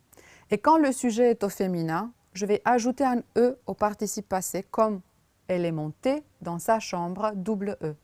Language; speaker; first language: French; non-native, fluent; Romanian